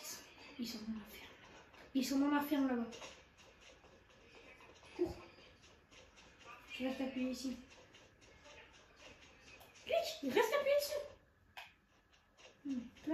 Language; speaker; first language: French; native; French